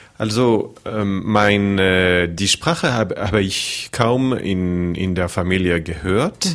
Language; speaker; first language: German; non-native, fluent; French